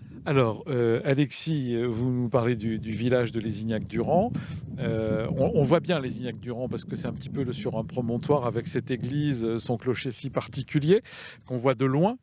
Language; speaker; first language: French; native; French